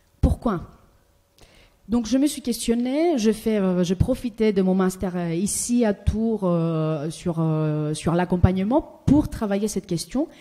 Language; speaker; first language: French; non-native, fluent; Greek